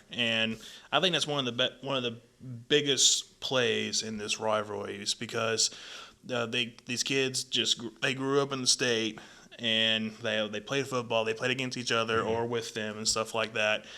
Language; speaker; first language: English; native; English